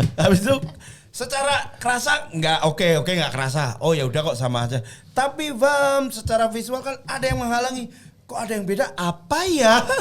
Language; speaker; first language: Indonesian; native; Indonesian